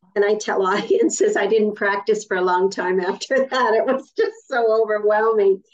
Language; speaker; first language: English; native; English